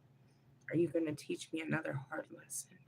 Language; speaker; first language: English; native; English